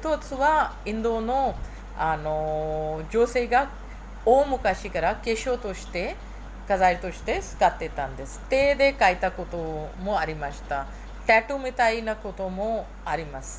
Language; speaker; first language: Japanese; non-native, fluent; Hindi